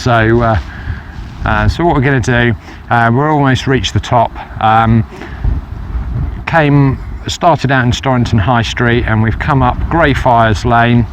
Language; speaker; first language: English; native; English